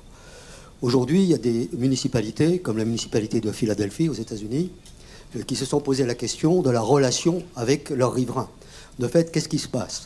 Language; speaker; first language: French; native; French